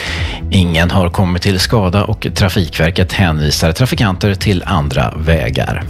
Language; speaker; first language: Swedish; native; Swedish